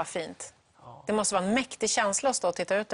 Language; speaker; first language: Swedish; native; Swedish